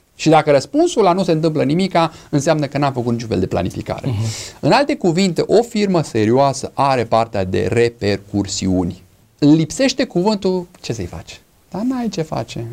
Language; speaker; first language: Romanian; non-native, fluent; English